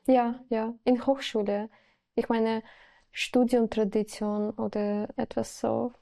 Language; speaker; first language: German; non-native, learner; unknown